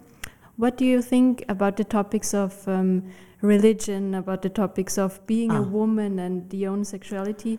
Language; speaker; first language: English; non-native, fluent; German